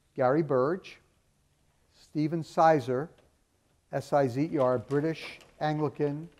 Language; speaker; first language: English; native; English